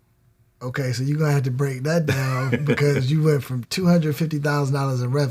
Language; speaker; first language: English; native; English